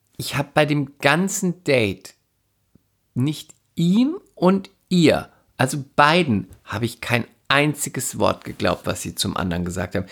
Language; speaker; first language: German; non-native, fluent; Spanish